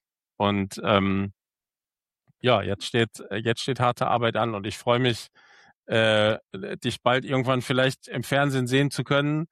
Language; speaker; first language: German; native; German